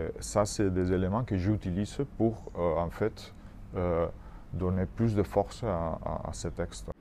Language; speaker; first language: French; non-native, fluent; Spanish